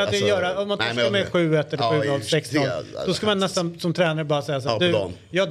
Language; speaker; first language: Swedish; native; Swedish